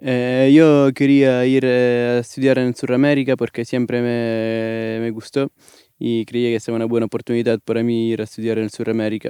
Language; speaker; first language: Spanish; non-native, fluent; Italian